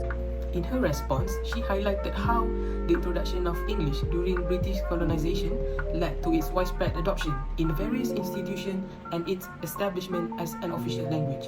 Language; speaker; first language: English; non-native, local second language; Malay